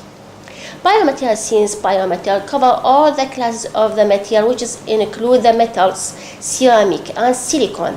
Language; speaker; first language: English; non-native, local second language; Arabic